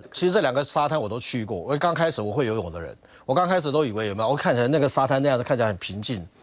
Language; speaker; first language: Chinese; native; Chinese